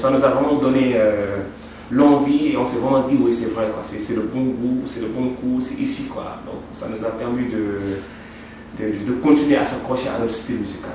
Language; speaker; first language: French; non-native, local second language; Wolof